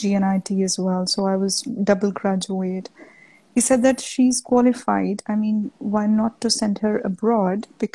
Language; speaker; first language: English; non-native, local second language; Punjabi